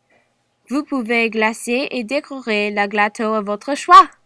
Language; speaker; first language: French; non-native, learner; English